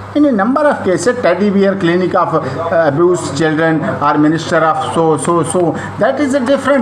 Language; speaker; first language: English; non-native, local second language; Hindi